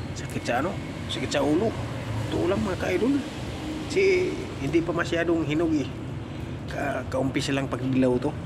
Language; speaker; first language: Filipino; non-native, local second language; Cebuano